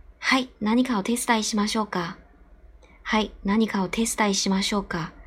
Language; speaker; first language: Japanese; non-native, fluent; Chinese